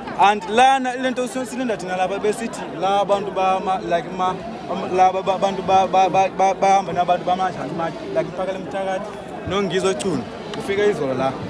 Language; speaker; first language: Zulu; non-native, fluent; Nyanja